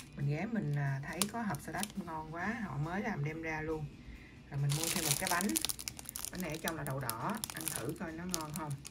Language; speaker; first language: Vietnamese; native; Vietnamese